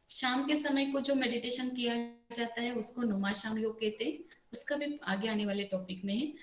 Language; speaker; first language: Hindi; non-native, local second language; Marathi